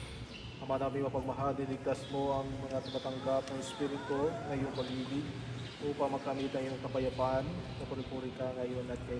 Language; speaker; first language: Filipino; native; Filipino